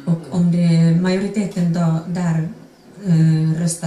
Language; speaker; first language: Swedish; non-native, fluent; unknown